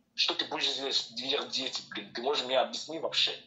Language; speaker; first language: Russian; non-native, learner; French